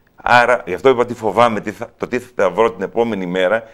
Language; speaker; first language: Greek; native; Greek